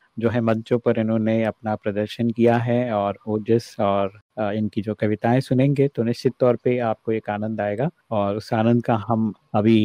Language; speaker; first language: Hindi; native; Hindi